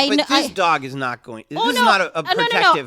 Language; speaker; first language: English; native; English